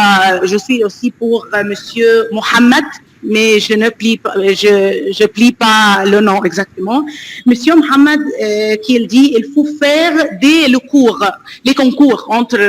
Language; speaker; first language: French; non-native, learner; Arabic